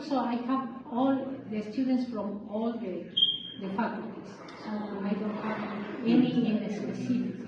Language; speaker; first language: English; non-native, fluent; Spanish